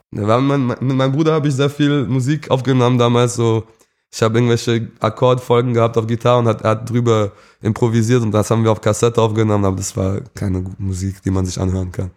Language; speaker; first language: German; early bilingual, other home language; English